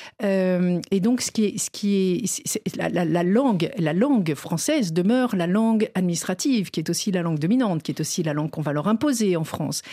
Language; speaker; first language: French; native; French